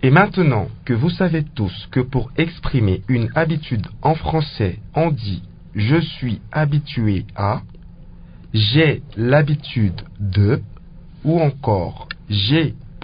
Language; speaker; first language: French; non-native, local second language; Lingala